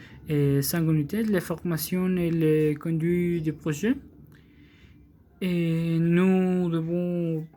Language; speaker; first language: French; non-native, learner; Spanish